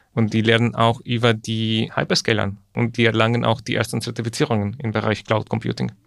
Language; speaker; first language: German; non-native, fluent; Spanish